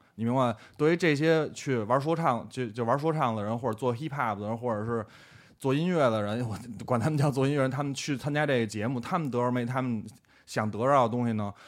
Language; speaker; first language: Chinese; native; Chinese